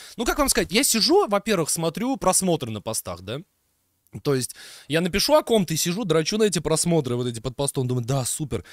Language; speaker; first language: Russian; native; Russian